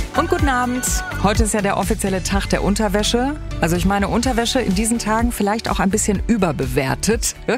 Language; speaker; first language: German; native; German